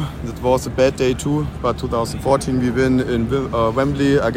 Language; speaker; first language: English; non-native, learner; German